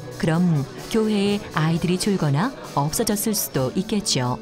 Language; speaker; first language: Korean; native; Korean